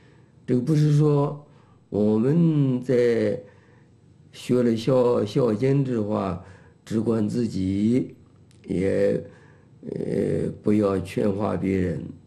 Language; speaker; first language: Chinese; native; Chinese